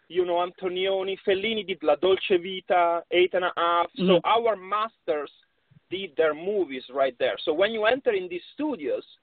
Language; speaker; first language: English; non-native, fluent; Italian